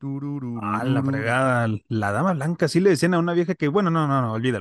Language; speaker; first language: Spanish; native; Spanish